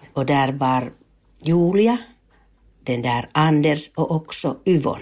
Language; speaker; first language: Swedish; non-native, learner; Finnish